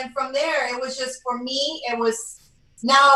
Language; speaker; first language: English; non-native, fluent; Spanish